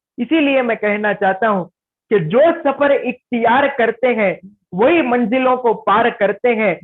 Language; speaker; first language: Hindi; non-native, local second language; Gujarati